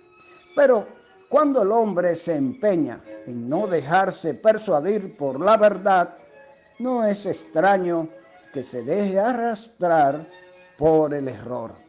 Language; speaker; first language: Spanish; native; Spanish